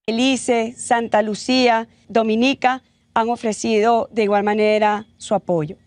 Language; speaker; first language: Spanish; native; Spanish